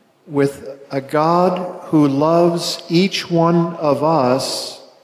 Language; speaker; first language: English; native; English